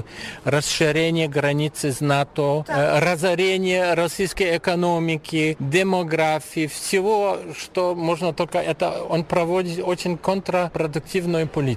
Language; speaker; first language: Russian; non-native, fluent; German